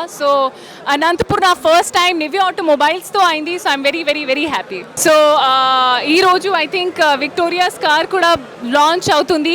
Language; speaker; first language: Telugu; non-native, learner; Hindi